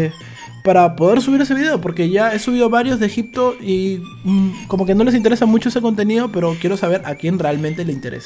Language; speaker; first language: Spanish; native; Spanish